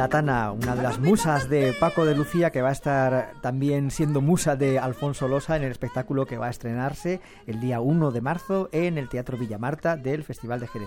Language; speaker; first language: Spanish; native; Spanish